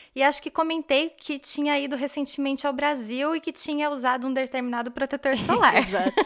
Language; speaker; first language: Portuguese; native; Portuguese